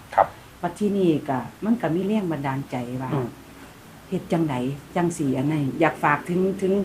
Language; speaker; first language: Thai; native; Thai